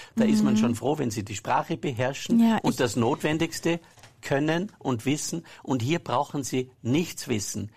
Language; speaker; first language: German; native; German